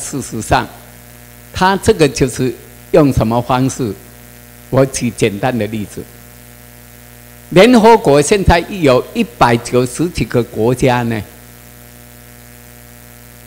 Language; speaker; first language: Chinese; non-native, local second language; Min Nan Chinese